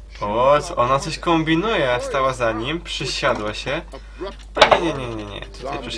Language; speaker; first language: Polish; native; Polish